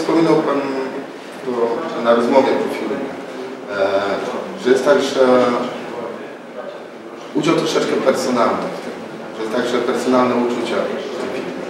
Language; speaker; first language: Polish; native; Polish